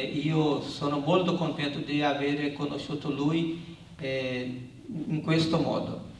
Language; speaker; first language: Italian; non-native, learner; Portuguese